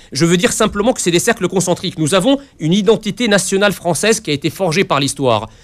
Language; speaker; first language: French; early bilingual, other home language; Arabic